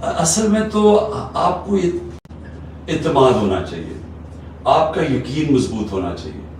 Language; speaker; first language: Urdu; native; Urdu